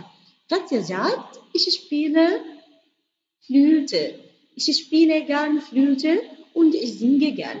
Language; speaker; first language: German; non-native, fluent; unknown